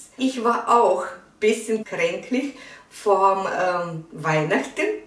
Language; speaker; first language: German; non-native, fluent; Russian